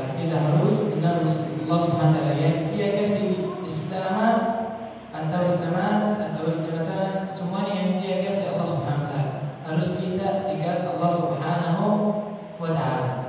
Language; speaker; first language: Indonesian; non-native, learner; Arabic